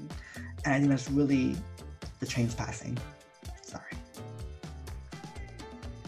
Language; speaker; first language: English; native; English